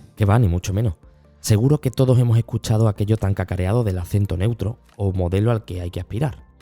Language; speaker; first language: Spanish; native; Spanish